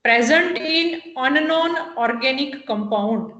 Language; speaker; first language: English; non-native, local second language; Gujarati